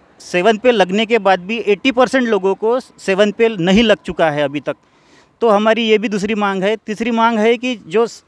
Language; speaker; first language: Hindi; non-native, local second language; Marathi